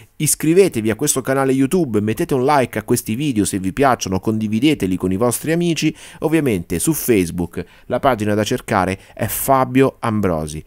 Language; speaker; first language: Italian; native; Italian